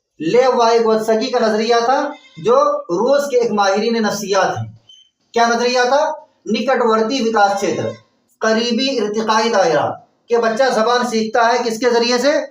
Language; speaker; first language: Urdu; native; Urdu